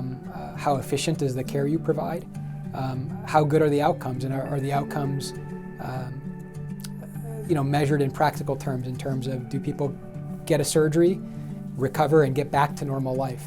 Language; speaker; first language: English; native; English